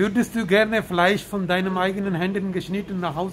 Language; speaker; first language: German; non-native, learner; Punjabi